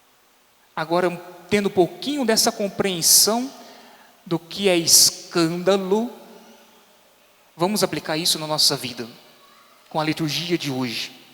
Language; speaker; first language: Portuguese; native; Portuguese